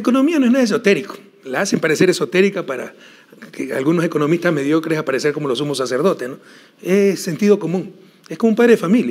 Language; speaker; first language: Spanish; native; Spanish